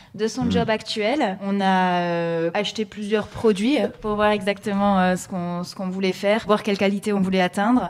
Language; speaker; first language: French; native; French